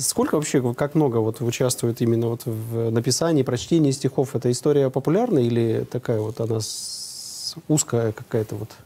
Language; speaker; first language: Russian; native; Russian